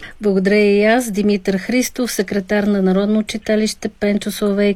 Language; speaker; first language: Bulgarian; native; Bulgarian